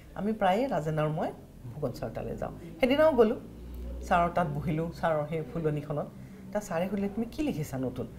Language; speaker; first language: Assamese; native; Assamese